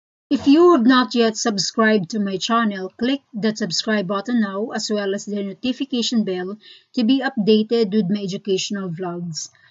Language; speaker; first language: English; non-native, local second language; Filipino